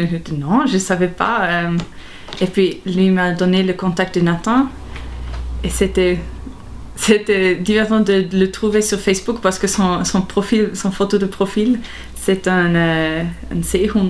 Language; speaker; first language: French; non-native, local second language; German